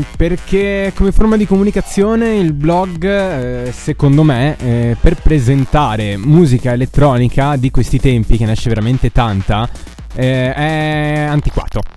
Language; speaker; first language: Italian; native; Italian